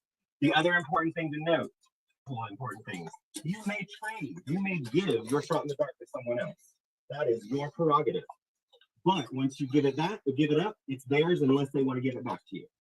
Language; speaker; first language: English; native; English